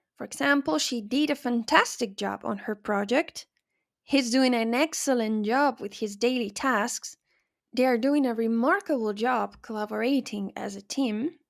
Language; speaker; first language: English; non-native, fluent; Spanish